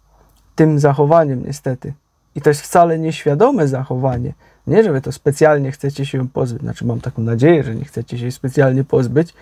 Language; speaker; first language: Polish; native; Polish